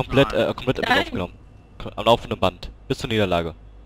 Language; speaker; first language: German; native; German